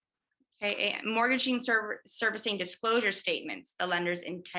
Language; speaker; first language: English; native; English